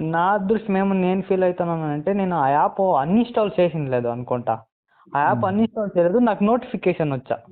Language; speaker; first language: Telugu; non-native, local second language; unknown